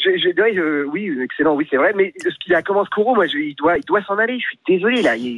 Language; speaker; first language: French; native; French